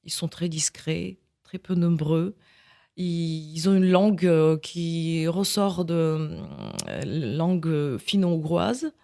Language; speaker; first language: French; non-native, fluent; Russian